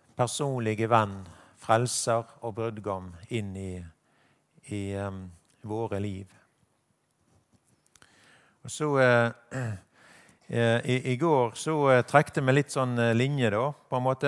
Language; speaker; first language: Norwegian; native; Norwegian